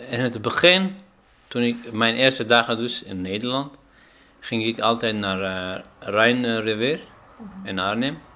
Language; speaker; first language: Dutch; non-native, fluent; Arabic